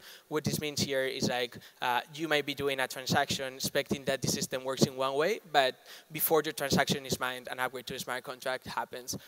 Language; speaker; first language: English; non-native, fluent; Spanish